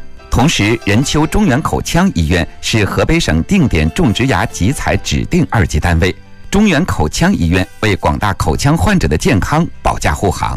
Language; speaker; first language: Chinese; native; Chinese